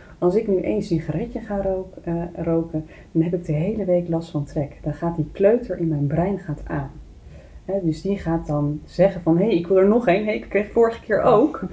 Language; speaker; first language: Dutch; native; Dutch